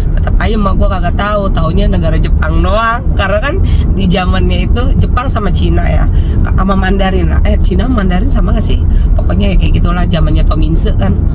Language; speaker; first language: Indonesian; native; Indonesian